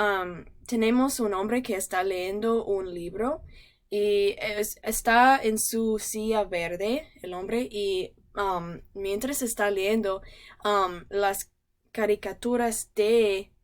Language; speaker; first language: Spanish; non-native, learner; English